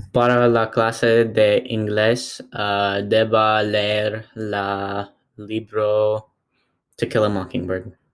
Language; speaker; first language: Spanish; non-native, learner; English